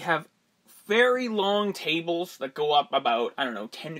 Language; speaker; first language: English; native; English